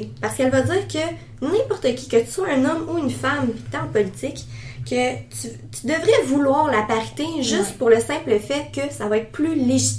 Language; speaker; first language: French; native; French